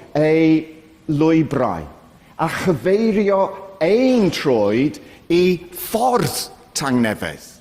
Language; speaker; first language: Welsh; non-native, fluent; English